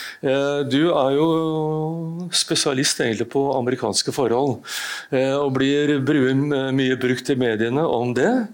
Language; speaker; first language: Norwegian; native; Norwegian